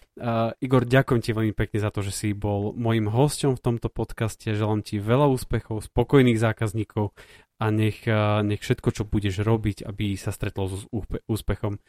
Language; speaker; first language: Slovak; native; Slovak